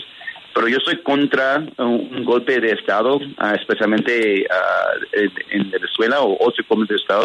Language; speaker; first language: Spanish; early bilingual, heritage; Spanish